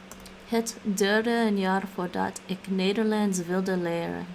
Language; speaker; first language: Dutch; non-native, learner; English